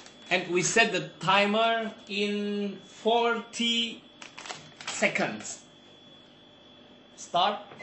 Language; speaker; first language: English; non-native, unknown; Javanese